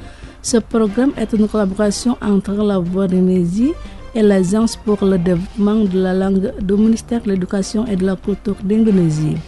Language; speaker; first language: French; non-native, fluent; Indonesian